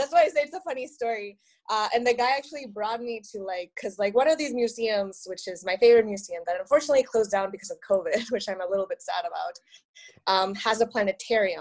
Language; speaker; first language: English; non-native, fluent; Spanish